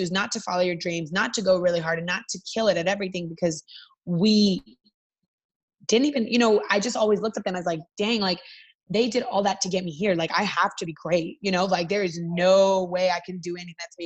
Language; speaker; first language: English; early bilingual, other home language; Spanish